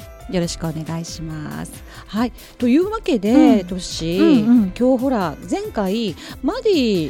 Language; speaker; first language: Japanese; native; Japanese